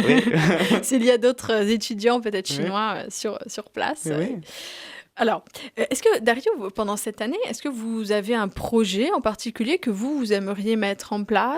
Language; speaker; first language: French; native; French